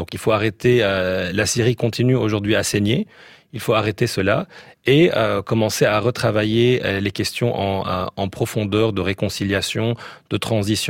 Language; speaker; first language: French; native; French